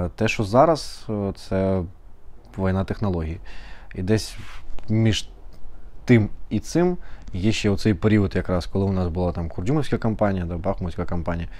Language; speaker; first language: Ukrainian; native; Ukrainian